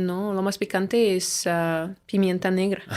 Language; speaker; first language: Spanish; non-native, fluent; Ukrainian